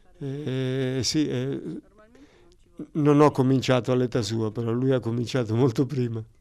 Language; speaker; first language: Italian; native; Italian